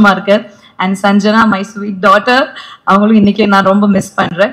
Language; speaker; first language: Tamil; non-native, fluent; Malayalam